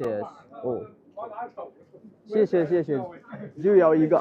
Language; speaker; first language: Chinese; non-native, fluent; Bangla